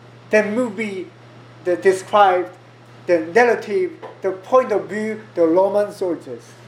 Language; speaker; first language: English; non-native, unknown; Korean